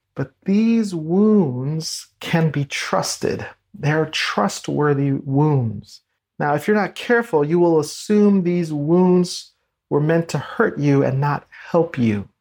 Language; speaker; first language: English; native; English